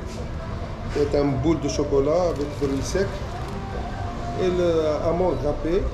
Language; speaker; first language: French; non-native, local second language; Arabic